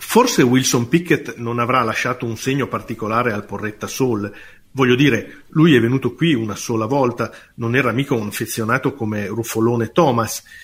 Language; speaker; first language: Italian; native; Italian